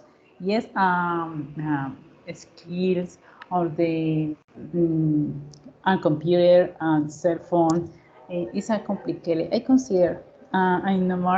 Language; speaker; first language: English; non-native, learner; Spanish